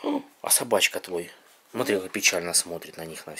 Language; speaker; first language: Russian; native; Russian